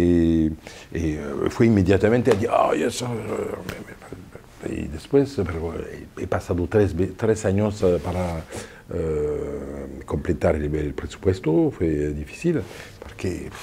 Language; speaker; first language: Spanish; non-native, fluent; French